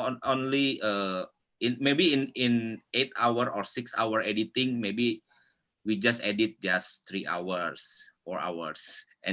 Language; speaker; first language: English; non-native, local second language; Indonesian